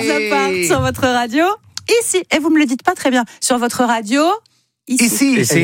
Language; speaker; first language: French; native; French